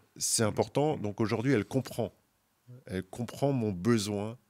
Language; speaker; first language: French; native; French